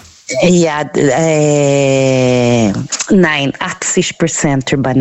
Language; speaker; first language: German; non-native, learner; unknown